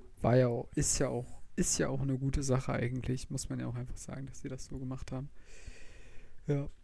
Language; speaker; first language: German; native; German